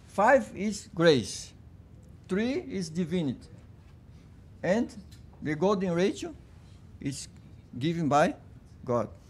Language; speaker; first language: English; non-native, fluent; Portuguese